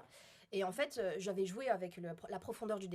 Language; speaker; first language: French; native; French